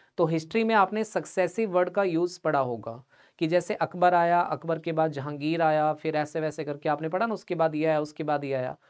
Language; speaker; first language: Hindi; non-native, local second language; Punjabi